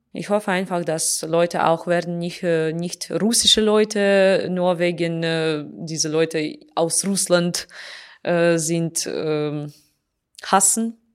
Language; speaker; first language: German; non-native, learner; Russian